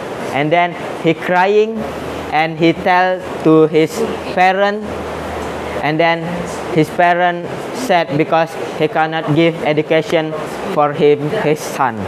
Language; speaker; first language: English; non-native, learner; Indonesian